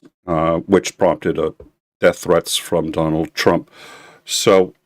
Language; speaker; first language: English; native; English